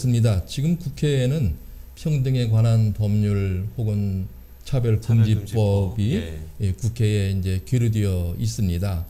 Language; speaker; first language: Korean; native; Korean